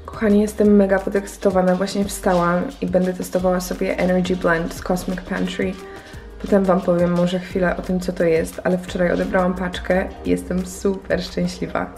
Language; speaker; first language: Polish; native; Polish